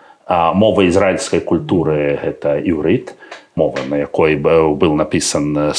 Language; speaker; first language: Belarusian; non-native, fluent; Russian